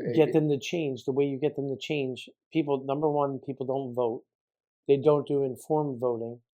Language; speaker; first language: English; native; English